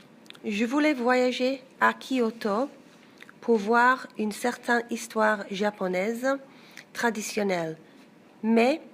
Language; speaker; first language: French; non-native, learner; English